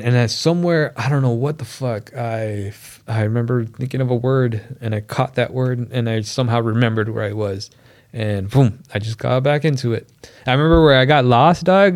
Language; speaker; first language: English; early bilingual, other home language; Spanish